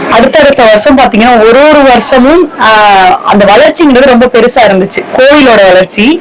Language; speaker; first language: Tamil; native; Tamil